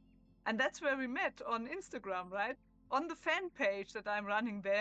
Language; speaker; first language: English; non-native, fluent; German